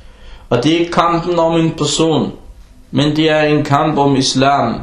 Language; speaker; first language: Danish; early bilingual, other home language; Arabic